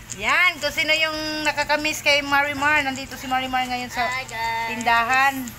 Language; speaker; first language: Filipino; non-native, local second language; Cebuano